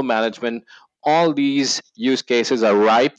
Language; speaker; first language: English; non-native, local second language; Hindi